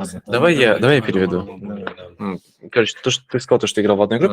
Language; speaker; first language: Russian; native; Russian